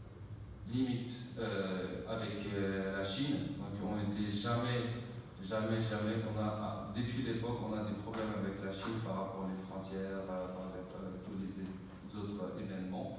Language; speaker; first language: French; non-native, fluent; Uyghur